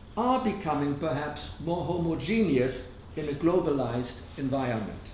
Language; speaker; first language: English; non-native, fluent; German